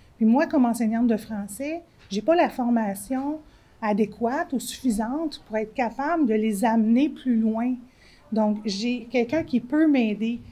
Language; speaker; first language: French; native; French